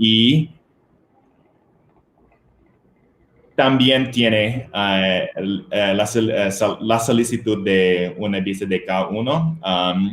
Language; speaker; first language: Spanish; non-native, fluent; English